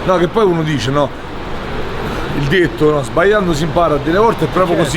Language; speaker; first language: Italian; native; Italian